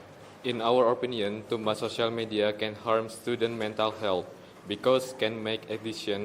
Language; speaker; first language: English; non-native, learner; Indonesian